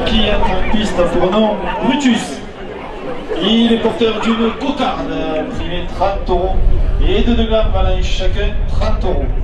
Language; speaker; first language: French; native; French